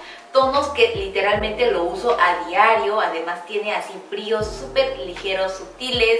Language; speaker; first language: Spanish; non-native, fluent; Korean